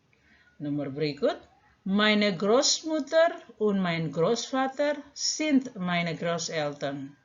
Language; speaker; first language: German; non-native, fluent; Indonesian